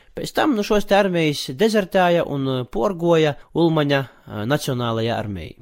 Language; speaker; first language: Latvian; native; Latvian